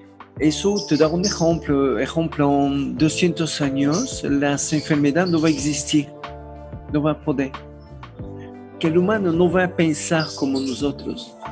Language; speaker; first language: Spanish; non-native, learner; French